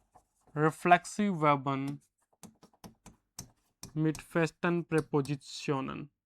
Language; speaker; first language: German; non-native, fluent; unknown